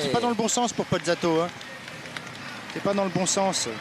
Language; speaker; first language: French; native; French